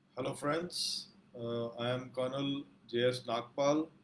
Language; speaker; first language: English; non-native, local second language; Punjabi